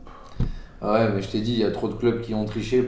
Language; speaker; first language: French; native; French